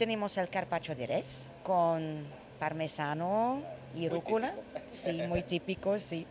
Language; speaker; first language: Spanish; non-native, learner; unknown